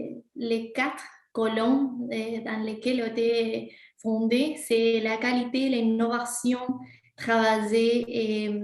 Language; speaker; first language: French; non-native, fluent; Spanish